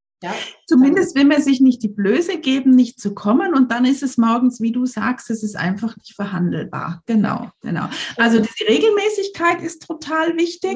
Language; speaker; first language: German; native; German